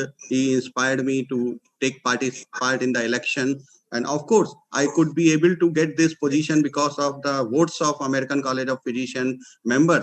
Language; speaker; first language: English; non-native, local second language; Hindi